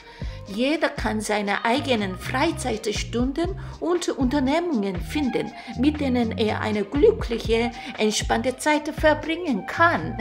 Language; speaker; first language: German; non-native, fluent; Korean